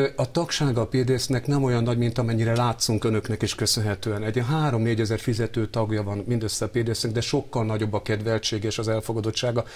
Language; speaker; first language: Hungarian; native; Hungarian